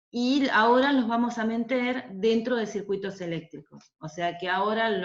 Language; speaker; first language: Spanish; native; Spanish